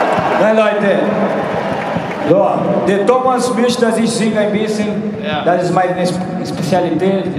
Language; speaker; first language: German; non-native, learner; Portuguese